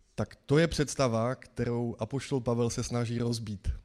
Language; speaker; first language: Czech; native; Czech